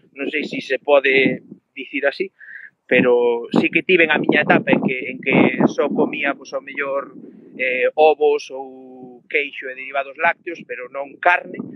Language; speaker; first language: Galician; native; Galician